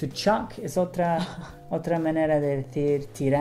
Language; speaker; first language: Spanish; non-native, fluent; English